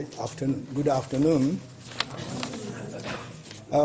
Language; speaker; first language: English; non-native, fluent; Japanese